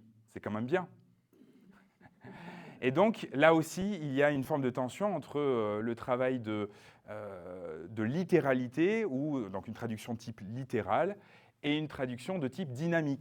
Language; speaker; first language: French; native; French